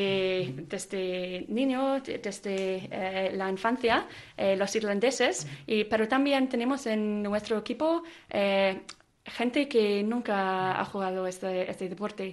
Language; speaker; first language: Spanish; non-native, fluent; English